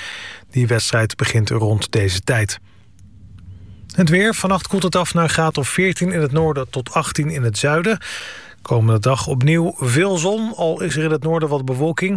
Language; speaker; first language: Dutch; native; Dutch